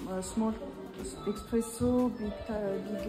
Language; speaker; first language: English; non-native, learner; French